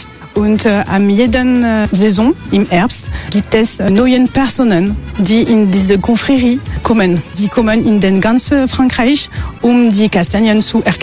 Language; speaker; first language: German; non-native, learner; French